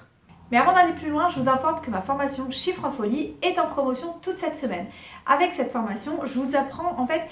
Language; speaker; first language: French; native; French